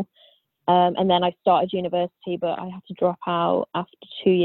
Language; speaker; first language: English; native; English